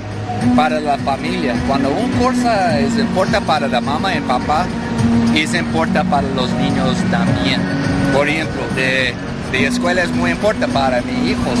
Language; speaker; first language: Spanish; non-native, learner; English